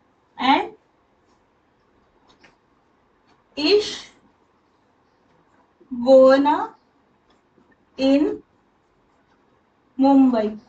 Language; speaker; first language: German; non-native, fluent; Hindi